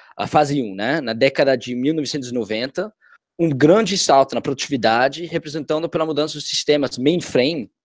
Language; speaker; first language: Portuguese; non-native, fluent; English